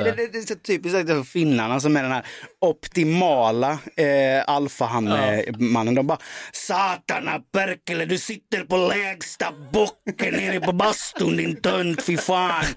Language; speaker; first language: Swedish; native; Swedish